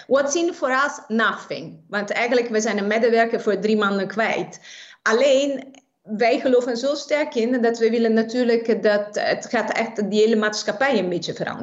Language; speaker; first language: Dutch; non-native, fluent; Italian